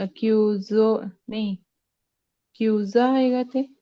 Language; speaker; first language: Italian; non-native, learner; Punjabi